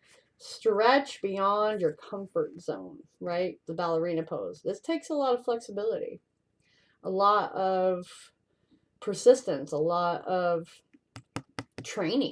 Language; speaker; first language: English; native; English